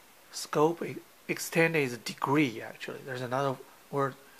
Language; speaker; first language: English; non-native, fluent; Chinese